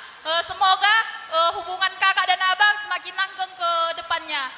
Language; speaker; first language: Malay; non-native, local second language; Batak Toba